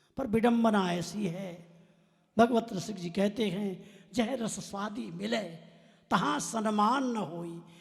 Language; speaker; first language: Hindi; native; Hindi